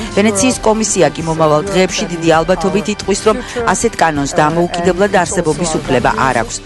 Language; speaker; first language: Georgian; early bilingual, heritage; Georgian